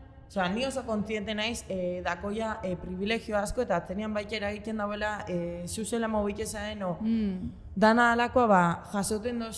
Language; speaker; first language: Basque; native; Basque